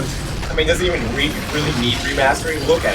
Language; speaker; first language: English; native; English